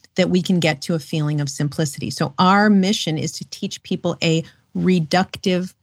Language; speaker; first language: English; native; English